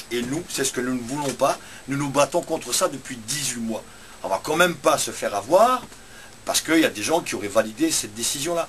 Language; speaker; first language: French; native; French